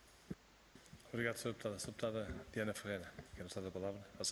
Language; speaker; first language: Portuguese; native; Portuguese